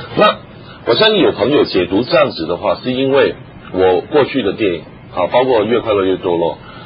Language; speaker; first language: Chinese; non-native, local second language; Cantonese